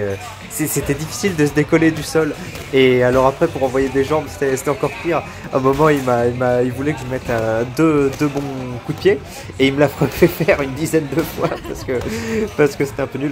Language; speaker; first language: French; native; French